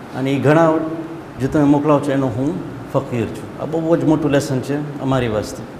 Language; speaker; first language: Gujarati; early bilingual, heritage; Gujarati